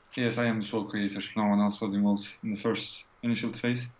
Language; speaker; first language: English; non-native, fluent; Turkish